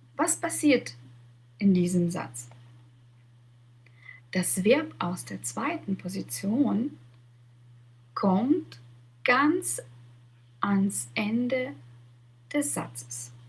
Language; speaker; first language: German; non-native, fluent; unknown